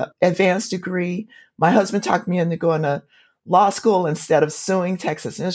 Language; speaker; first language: English; native; English